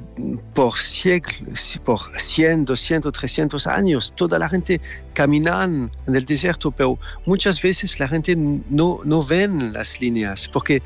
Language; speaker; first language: Spanish; non-native, fluent; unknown